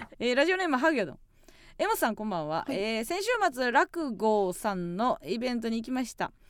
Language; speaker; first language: Japanese; native; Japanese